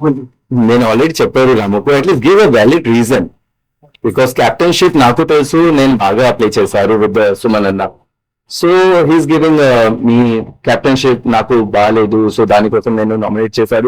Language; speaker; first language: Telugu; non-native, learner; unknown